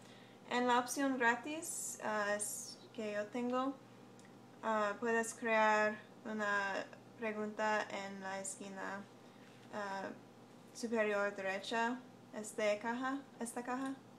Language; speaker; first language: Spanish; non-native, learner; English